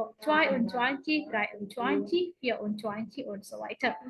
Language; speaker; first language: German; non-native, fluent; Indonesian